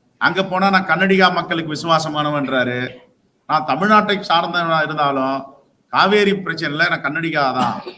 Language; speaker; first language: Tamil; native; Tamil